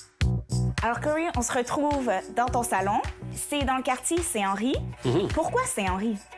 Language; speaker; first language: French; native; French